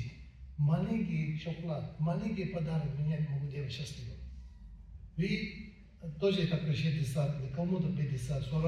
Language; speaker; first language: Russian; non-native, learner; Tibetan